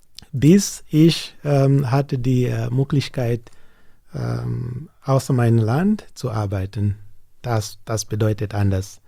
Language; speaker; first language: German; non-native, learner; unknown